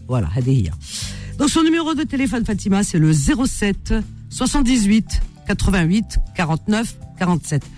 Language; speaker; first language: French; native; French